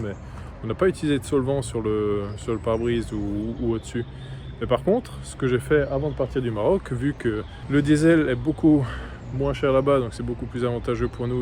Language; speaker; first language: French; native; French